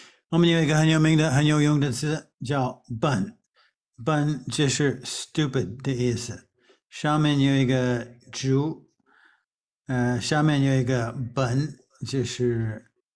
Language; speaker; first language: Chinese; non-native, fluent; English